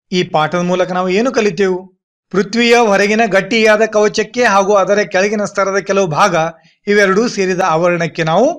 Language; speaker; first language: Kannada; native; Kannada